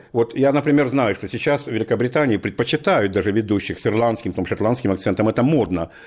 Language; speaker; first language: Russian; native; Russian